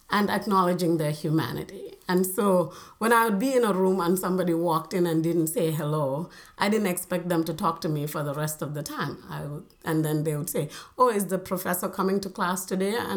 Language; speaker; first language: English; non-native, local second language; Wolof